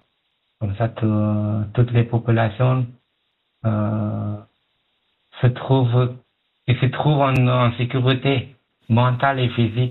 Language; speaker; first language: French; non-native, learner; Pashto